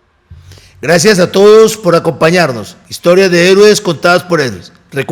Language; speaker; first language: Spanish; native; Spanish